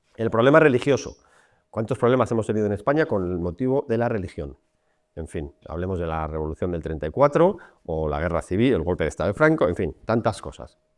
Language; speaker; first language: Spanish; native; Spanish